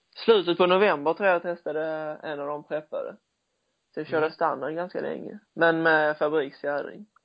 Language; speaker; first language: Swedish; native; Swedish